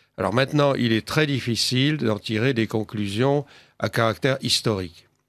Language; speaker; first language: French; native; French